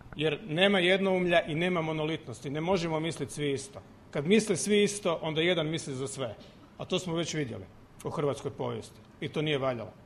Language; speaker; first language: Croatian; native; Croatian